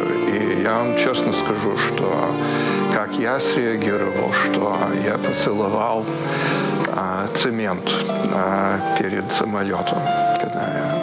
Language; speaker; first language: Russian; early bilingual, heritage; Russian